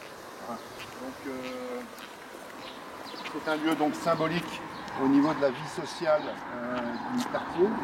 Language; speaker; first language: French; native; French